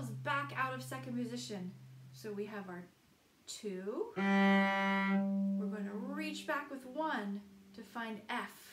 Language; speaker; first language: English; native; English